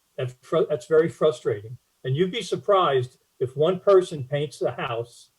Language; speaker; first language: English; native; English